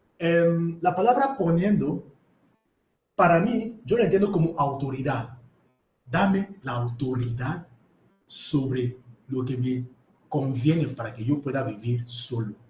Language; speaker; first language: Spanish; non-native, fluent; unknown